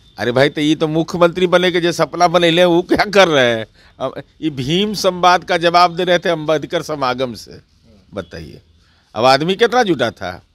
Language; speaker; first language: Hindi; native; Hindi